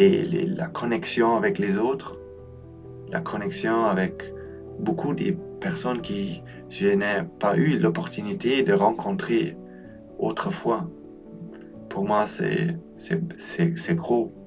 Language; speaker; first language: French; non-native, learner; Polish